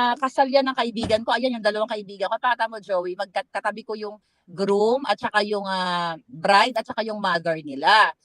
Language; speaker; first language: Filipino; non-native, local second language; Cebuano